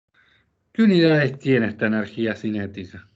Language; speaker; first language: Spanish; native; Spanish